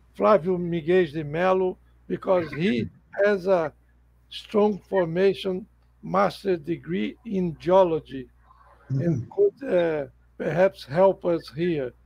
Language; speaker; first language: English; non-native, fluent; Portuguese